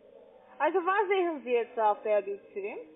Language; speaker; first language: German; non-native, learner; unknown